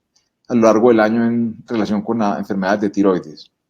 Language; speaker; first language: Spanish; native; Spanish